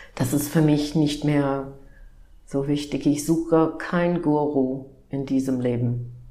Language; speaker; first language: German; non-native, fluent; English